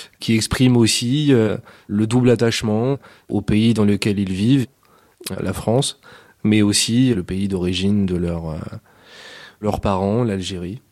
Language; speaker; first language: French; native; French